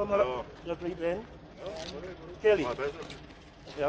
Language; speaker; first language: Czech; non-native, learner; English